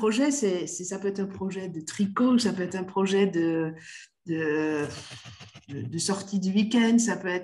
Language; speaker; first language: French; native; French